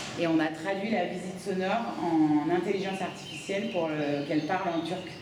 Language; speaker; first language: French; native; French